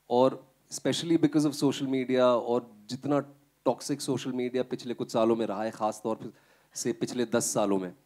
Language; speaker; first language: Hindi; native; Hindi